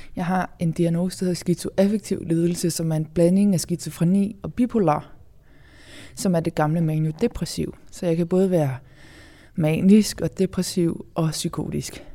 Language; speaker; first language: Danish; native; Danish